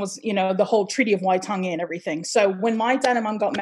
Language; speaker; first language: English; native; English